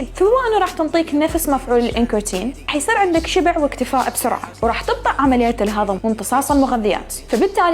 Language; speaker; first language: Arabic; native; Arabic